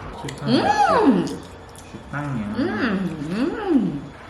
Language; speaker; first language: Korean; non-native, learner; English